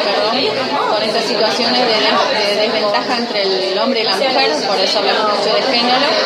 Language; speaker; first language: Spanish; native; Spanish